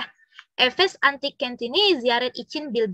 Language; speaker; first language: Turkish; non-native, learner; Indonesian